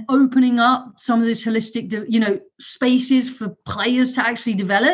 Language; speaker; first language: English; non-native, local second language; German